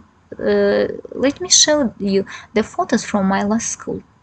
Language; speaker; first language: English; non-native, fluent; Azerbaijani